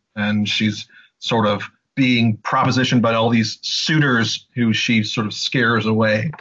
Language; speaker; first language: English; native; English